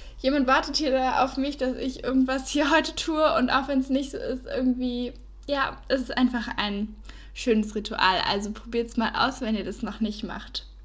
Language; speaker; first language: German; native; German